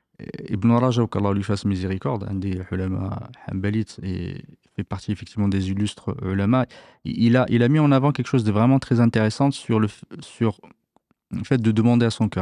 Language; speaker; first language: French; native; French